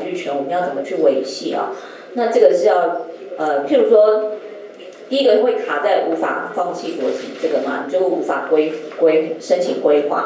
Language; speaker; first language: Chinese; native; Chinese